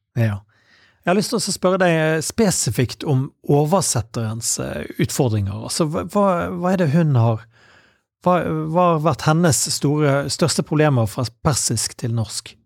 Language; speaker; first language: Norwegian; native; Norwegian